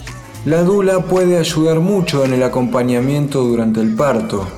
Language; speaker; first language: Spanish; native; Spanish